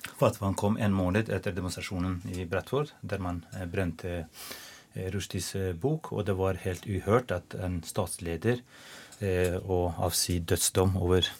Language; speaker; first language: Norwegian; non-native, fluent; Albanian